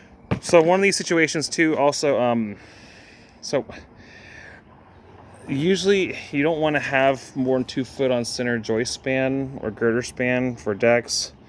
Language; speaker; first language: English; native; English